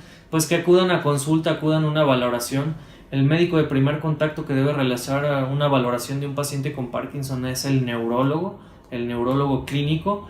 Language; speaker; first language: Spanish; native; Spanish